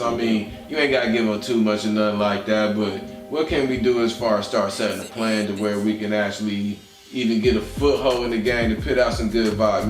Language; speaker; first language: English; native; English